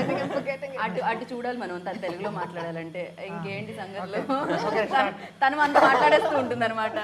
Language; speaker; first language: Telugu; native; Telugu